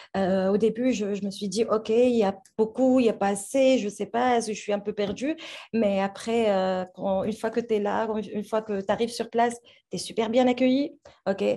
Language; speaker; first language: French; non-native, local second language; Arabic